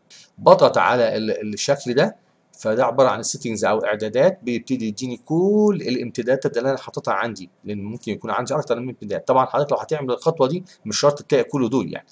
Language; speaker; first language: Arabic; native; Arabic